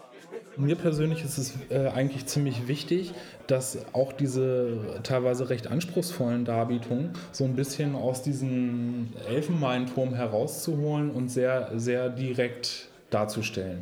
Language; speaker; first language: German; native; German